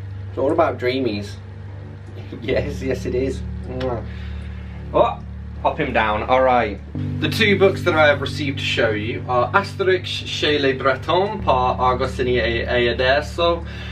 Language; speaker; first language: English; native; English